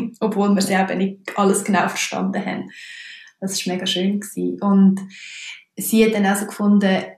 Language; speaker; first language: German; native; German